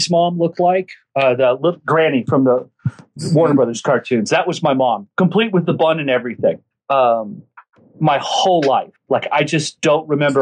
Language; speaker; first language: English; native; English